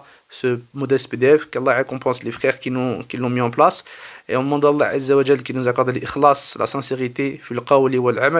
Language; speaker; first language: French; native; French